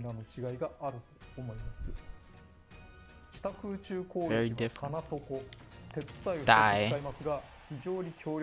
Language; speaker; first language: Japanese; native; Japanese